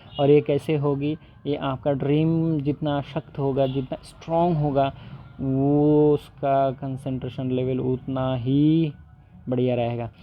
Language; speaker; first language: Hindi; non-native, local second language; Bangla